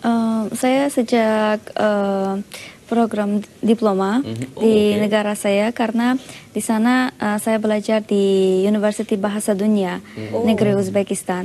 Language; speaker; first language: Indonesian; non-native, fluent; Uzbek